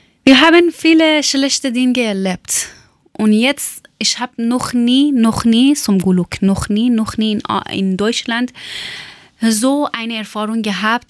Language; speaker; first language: German; non-native, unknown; Persian